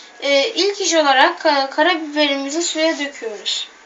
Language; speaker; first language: Turkish; native; Turkish